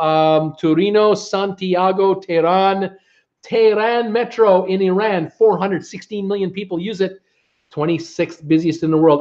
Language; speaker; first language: English; native; English